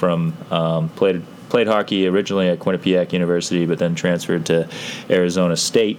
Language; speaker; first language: English; native; English